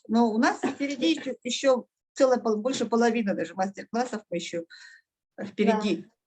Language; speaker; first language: Russian; native; Russian